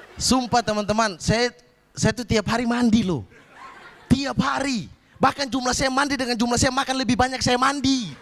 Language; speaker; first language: Indonesian; native; Indonesian